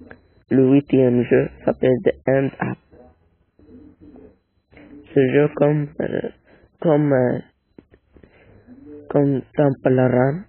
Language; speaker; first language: French; non-native, learner; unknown